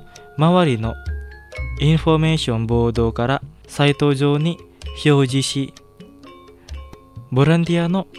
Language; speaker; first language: Japanese; non-native, fluent; Indonesian